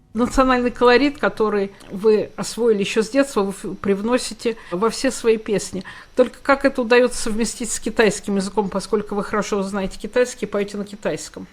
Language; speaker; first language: Russian; native; Russian